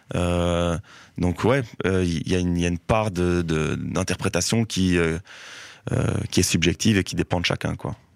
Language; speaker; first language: French; native; French